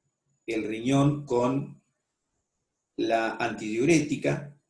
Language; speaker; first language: Spanish; native; Spanish